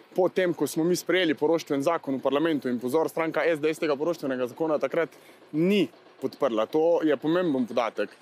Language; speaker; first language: Slovenian; native; Slovenian